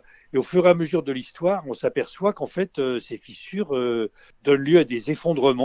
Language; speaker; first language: French; native; French